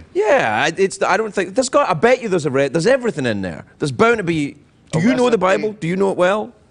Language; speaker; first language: English; native; English